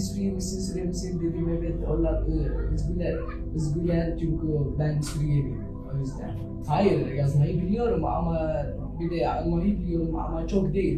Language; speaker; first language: Turkish; non-native, learner; Arabic